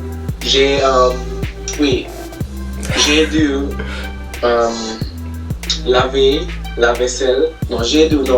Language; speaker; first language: French; non-native, learner; English